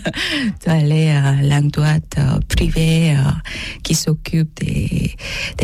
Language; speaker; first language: French; non-native, learner; Korean